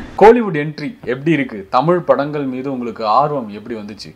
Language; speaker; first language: Tamil; native; Tamil